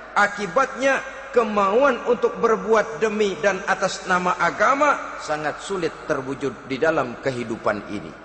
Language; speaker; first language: Indonesian; native; Indonesian